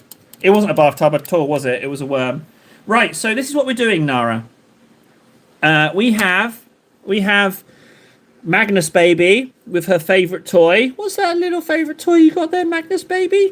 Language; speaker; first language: English; native; English